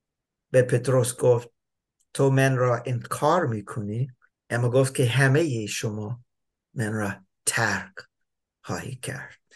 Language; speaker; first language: Persian; non-native, fluent; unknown